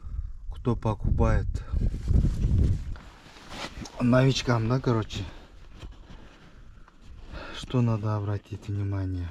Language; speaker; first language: Russian; non-native, local second language; Kyrgyz